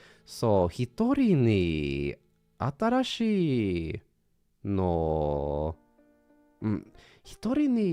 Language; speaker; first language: Japanese; non-native, learner; English